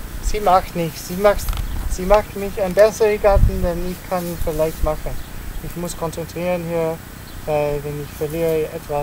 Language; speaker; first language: German; non-native, learner; Italian